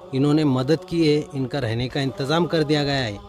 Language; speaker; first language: Hindi; non-native, local second language; Urdu